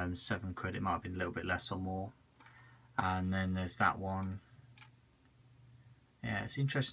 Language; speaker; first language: English; native; English